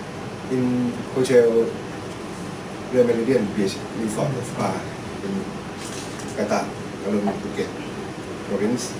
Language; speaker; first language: English; non-native, learner; Thai